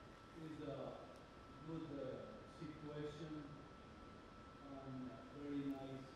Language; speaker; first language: English; non-native, learner; Spanish